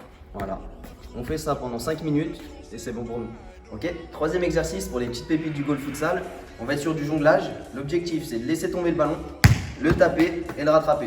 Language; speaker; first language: French; native; French